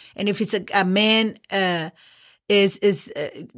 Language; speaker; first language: English; non-native, fluent; Spanish